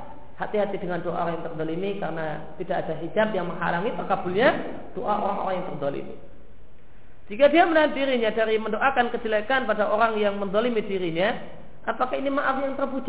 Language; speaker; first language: Indonesian; native; Indonesian